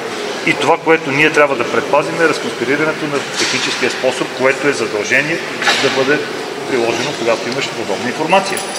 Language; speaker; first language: Bulgarian; native; Bulgarian